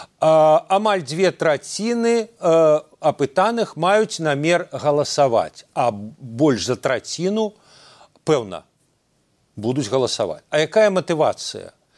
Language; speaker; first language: Belarusian; native; Belarusian